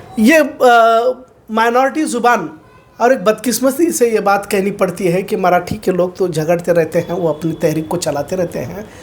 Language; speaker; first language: Hindi; non-native, local second language; Urdu